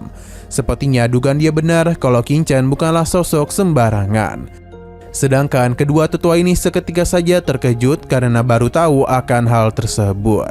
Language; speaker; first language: Indonesian; native; Indonesian